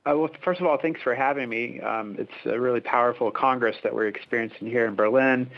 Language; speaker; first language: English; native; English